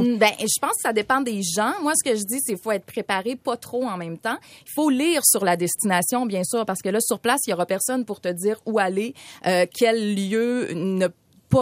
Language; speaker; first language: French; native; French